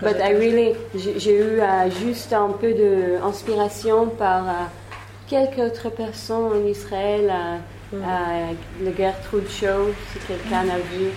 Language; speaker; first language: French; non-native, learner; Hebrew